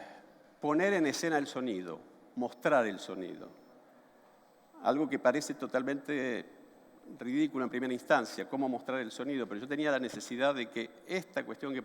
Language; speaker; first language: Spanish; native; Spanish